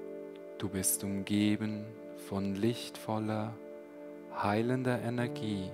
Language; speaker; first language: German; native; German